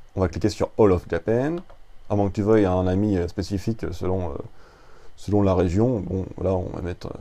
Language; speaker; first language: French; native; French